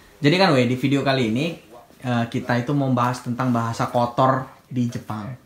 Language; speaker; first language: Indonesian; native; Indonesian